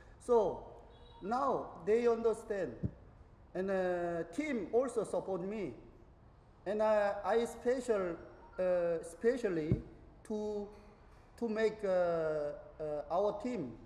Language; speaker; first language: English; non-native, learner; Korean